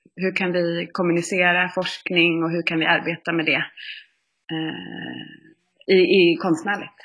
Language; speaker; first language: Swedish; native; Swedish